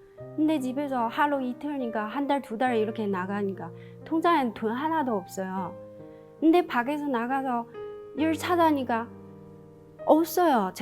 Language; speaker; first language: Korean; non-native, learner; Chinese